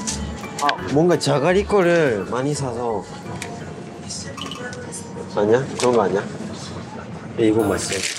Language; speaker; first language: Korean; non-native, fluent; Japanese